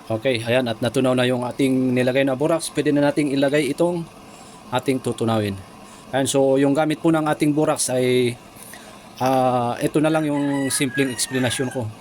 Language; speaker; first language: Filipino; native; Filipino